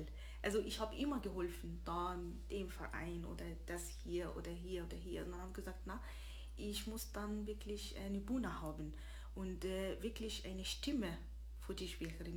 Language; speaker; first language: German; early bilingual, other home language; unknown